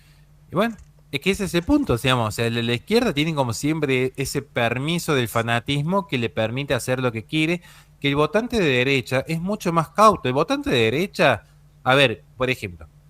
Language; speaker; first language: Spanish; native; Spanish